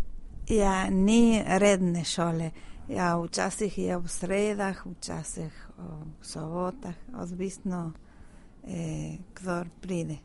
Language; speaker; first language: Slovenian; early bilingual, heritage; Spanish